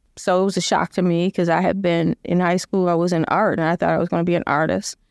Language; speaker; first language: English; native; English